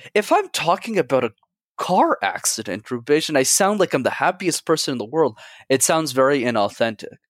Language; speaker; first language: English; native; English